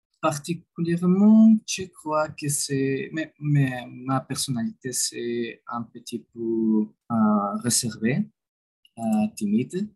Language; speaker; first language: French; non-native, learner; Spanish